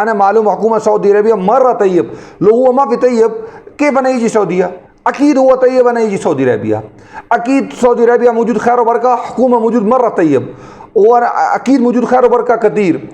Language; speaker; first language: Arabic; non-native, learner; Urdu